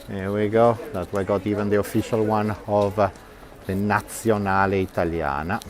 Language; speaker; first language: English; non-native, fluent; Italian